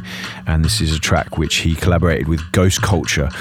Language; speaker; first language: English; native; English